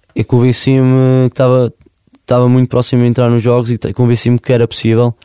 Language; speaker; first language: Portuguese; native; Portuguese